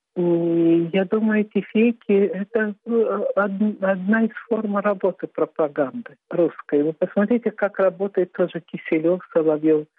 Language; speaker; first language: Russian; native; Russian